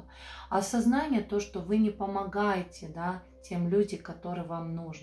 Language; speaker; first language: Russian; non-native, fluent; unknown